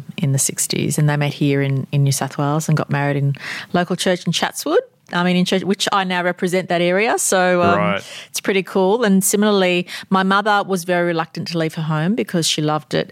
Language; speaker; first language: English; non-native, local second language; Armenian